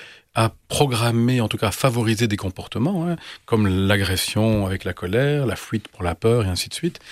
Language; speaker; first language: French; native; French